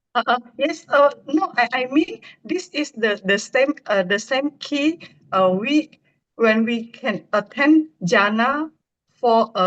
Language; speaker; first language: English; non-native, learner; Indonesian